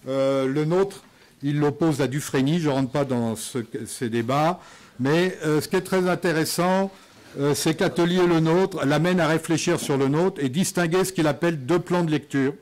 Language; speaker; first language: French; native; French